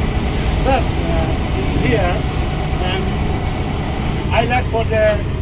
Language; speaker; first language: English; non-native, learner; Hindi